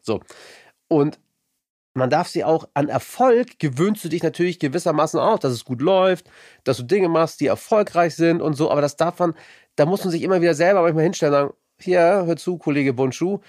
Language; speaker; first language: German; native; German